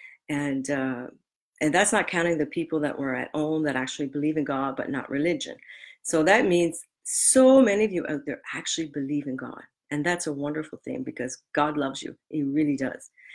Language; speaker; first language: English; native; English